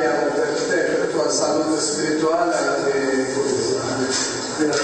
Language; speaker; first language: Italian; non-native, fluent; Korean